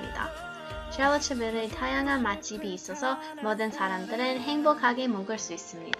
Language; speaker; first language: Korean; non-native, learner; English